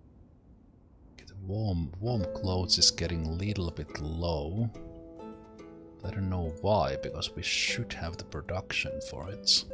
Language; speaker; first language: English; non-native, fluent; Finnish